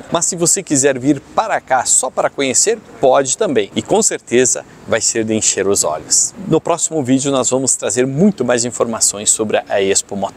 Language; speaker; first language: Portuguese; native; Portuguese